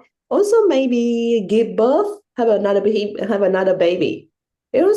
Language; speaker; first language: English; non-native, learner; Vietnamese